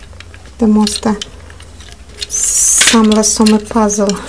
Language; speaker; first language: Swedish; non-native, learner; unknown